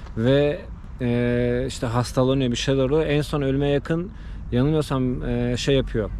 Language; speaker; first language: Turkish; native; Turkish